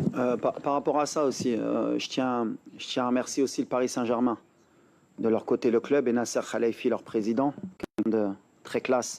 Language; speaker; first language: French; native; French